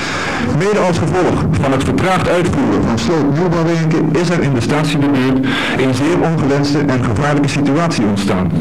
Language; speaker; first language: Dutch; native; Dutch